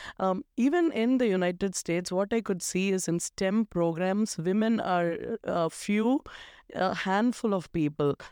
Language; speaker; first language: English; non-native, local second language; Malayalam